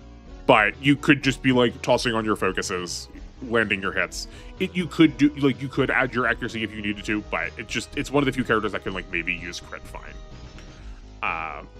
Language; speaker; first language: English; native; English